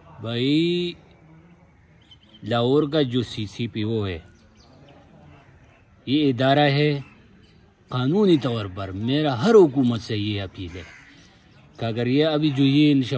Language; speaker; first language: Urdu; non-native, local second language; Pashto